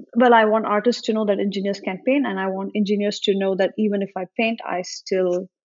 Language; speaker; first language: English; non-native, local second language; Marathi